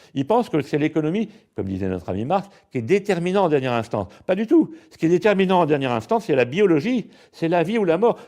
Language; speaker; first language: French; native; French